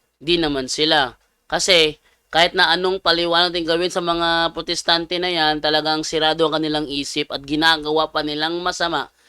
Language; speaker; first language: Filipino; non-native, local second language; Cebuano